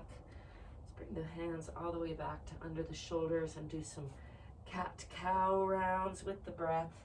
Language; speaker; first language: English; native; English